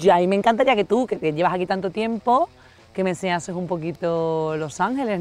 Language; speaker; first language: Spanish; native; Spanish